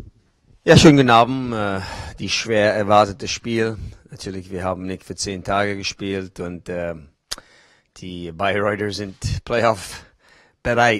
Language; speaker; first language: German; non-native, learner; English